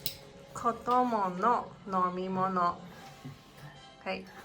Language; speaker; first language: Japanese; non-native, learner; English